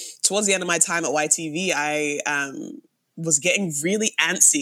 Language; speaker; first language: English; native; English